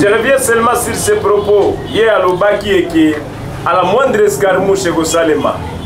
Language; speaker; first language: French; non-native, local second language; Lingala